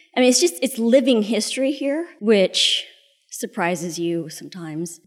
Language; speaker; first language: English; early bilingual, other home language; Spanish